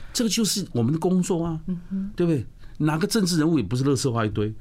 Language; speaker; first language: Chinese; native; Chinese